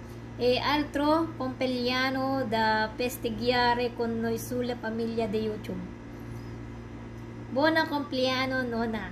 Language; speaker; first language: Italian; non-native, learner; Filipino